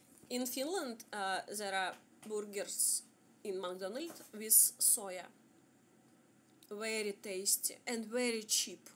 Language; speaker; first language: English; non-native, learner; Russian